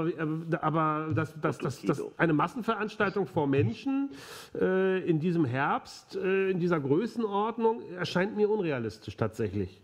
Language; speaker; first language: German; native; German